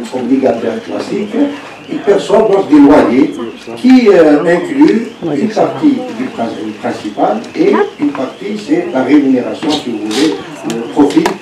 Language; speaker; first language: French; non-native, local second language; Arabic